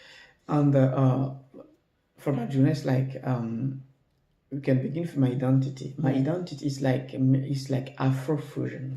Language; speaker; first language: English; non-native, learner; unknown